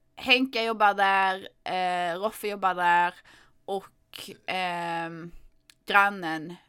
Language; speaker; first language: Swedish; native; Swedish